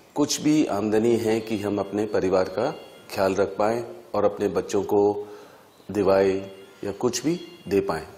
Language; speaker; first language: Hindi; native; Hindi